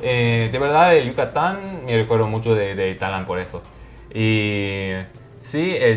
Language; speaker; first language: Spanish; non-native, fluent; English